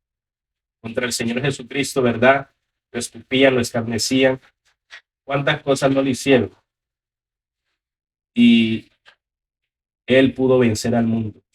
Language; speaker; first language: Spanish; native; Spanish